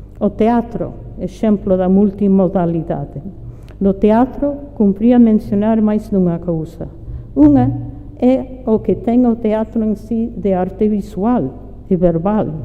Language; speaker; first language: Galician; non-native, fluent; English